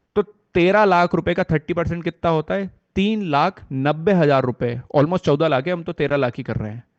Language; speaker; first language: Hindi; native; Hindi